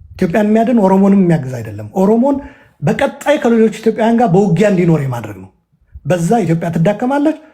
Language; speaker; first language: Amharic; non-native, local second language; Tigrinya